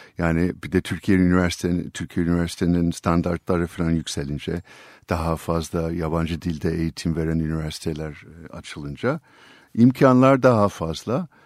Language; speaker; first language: Turkish; non-native, fluent; English